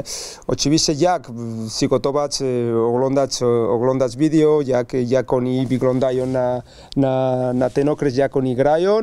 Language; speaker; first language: Polish; non-native, learner; Spanish